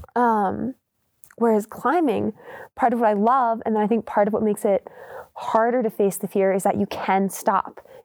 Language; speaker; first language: English; native; English